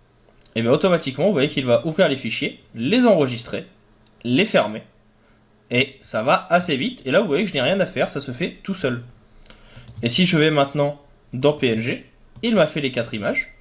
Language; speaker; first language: French; native; French